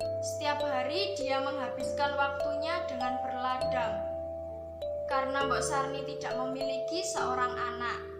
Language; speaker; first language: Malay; non-native, local second language; Javanese